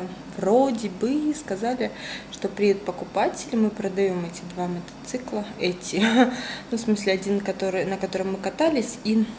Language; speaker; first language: Russian; native; Russian